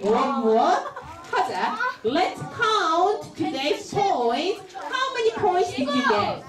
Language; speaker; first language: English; non-native, fluent; Korean